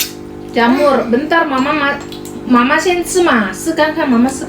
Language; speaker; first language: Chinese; non-native, fluent; Indonesian